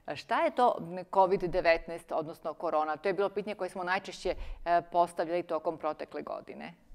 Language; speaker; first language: Serbian; native; Serbian